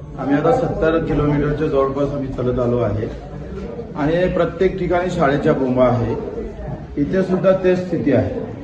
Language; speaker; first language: Marathi; native; Marathi